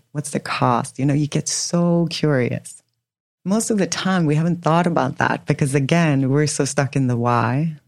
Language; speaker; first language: English; non-native, fluent; Swedish